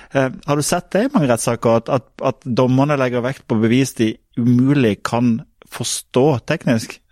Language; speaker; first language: Norwegian; native; Norwegian